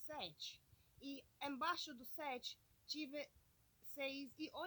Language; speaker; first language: Portuguese; non-native, learner; English